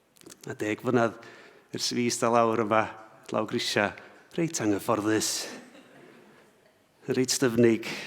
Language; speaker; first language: Welsh; native; Welsh